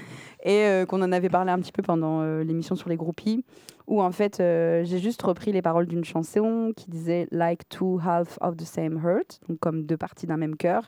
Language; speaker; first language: French; native; French